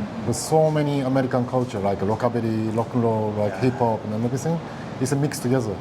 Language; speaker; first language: English; non-native, learner; Japanese